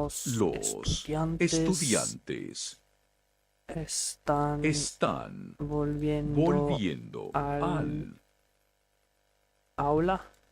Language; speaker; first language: Spanish; non-native, learner; English